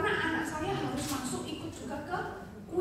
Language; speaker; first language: Indonesian; native; Indonesian